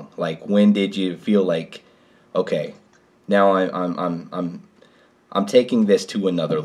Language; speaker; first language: English; native; English